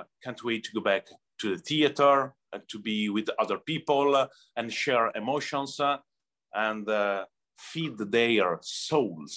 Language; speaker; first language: English; non-native, learner; Italian